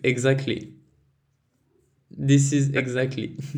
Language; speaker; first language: English; non-native, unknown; French